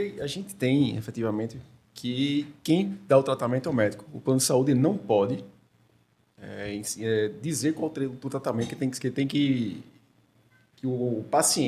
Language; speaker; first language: Portuguese; native; Portuguese